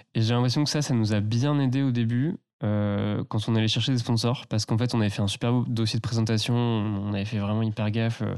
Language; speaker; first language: French; native; French